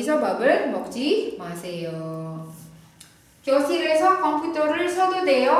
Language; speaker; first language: Korean; non-native, fluent; Indonesian